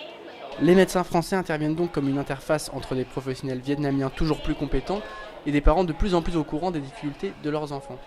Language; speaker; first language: French; native; French